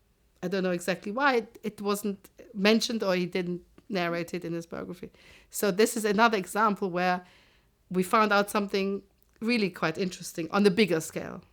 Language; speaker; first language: English; non-native, fluent; German